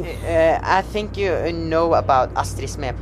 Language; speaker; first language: English; non-native, fluent; Norwegian